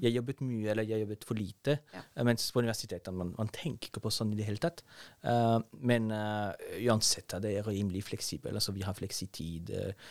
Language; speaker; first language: Norwegian; non-native, fluent; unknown